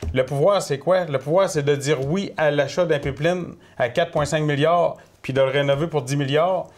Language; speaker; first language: French; native; French